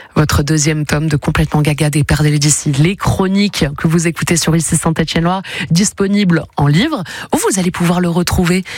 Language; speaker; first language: French; native; French